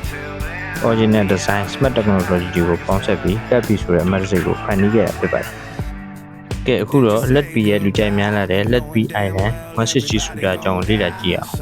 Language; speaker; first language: Burmese; native; Burmese